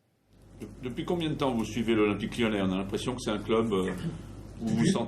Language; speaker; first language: French; native; French